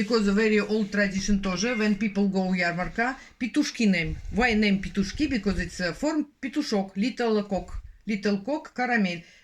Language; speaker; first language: English; non-native, learner; Russian